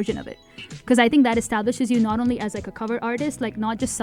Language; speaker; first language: English; non-native, local second language; Tamil